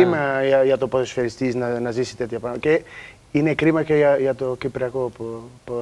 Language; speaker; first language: Greek; non-native, learner; Portuguese